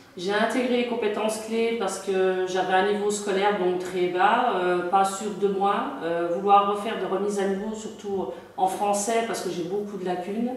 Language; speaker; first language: French; native; French